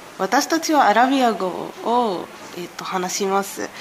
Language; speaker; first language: Japanese; non-native, learner; Arabic